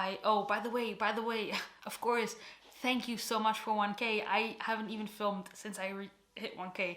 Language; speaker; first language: English; non-native, fluent; Portuguese